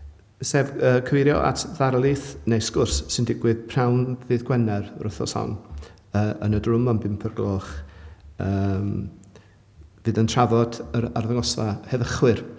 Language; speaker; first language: Welsh; native; Welsh